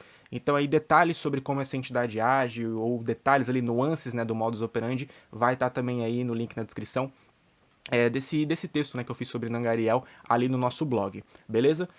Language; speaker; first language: Portuguese; native; Portuguese